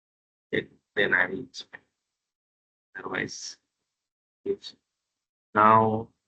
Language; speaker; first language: English; non-native, local second language; Hindi